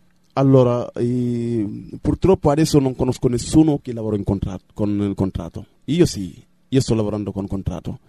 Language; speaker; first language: Italian; non-native, fluent; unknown